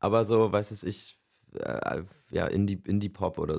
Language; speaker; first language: German; native; German